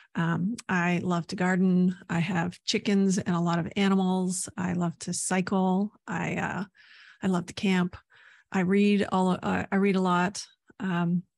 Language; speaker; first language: English; native; English